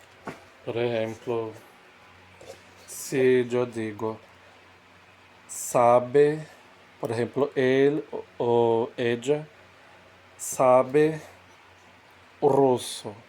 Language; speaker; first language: Spanish; non-native, fluent; Portuguese